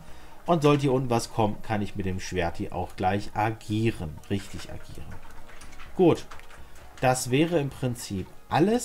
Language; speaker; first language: German; native; German